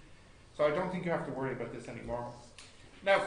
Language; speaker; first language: English; native; English